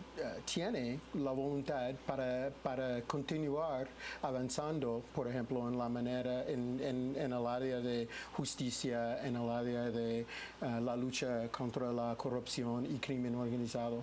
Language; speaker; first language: Spanish; non-native, fluent; English